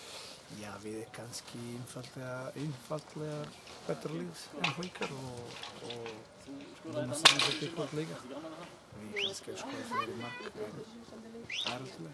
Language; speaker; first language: Icelandic; non-native, learner; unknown